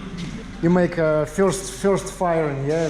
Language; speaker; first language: English; non-native, learner; Russian